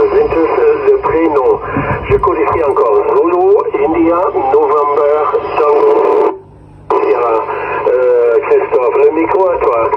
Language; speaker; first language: French; non-native, fluent; German